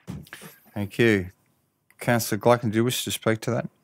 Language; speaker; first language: English; native; English